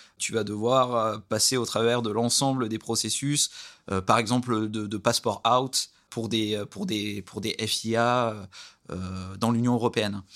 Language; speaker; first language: French; native; French